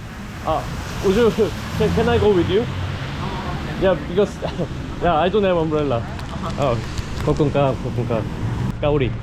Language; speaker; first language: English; non-native, learner; Korean